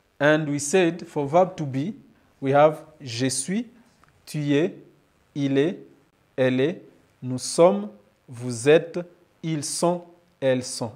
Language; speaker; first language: French; non-native, learner; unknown